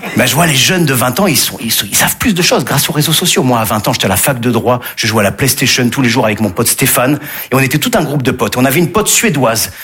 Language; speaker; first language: French; native; French